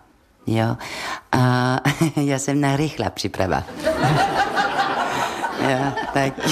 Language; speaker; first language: Czech; non-native, fluent; French